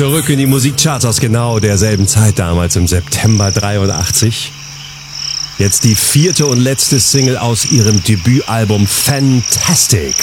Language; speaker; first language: German; native; German